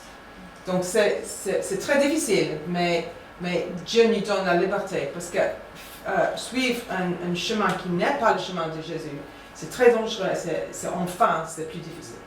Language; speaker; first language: French; non-native, fluent; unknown